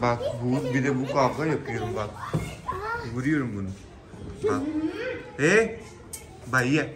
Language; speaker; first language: Turkish; non-native, learner; Urdu